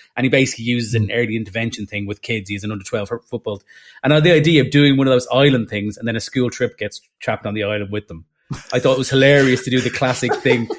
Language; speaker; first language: English; native; English